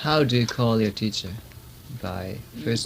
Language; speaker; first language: English; non-native, learner; Japanese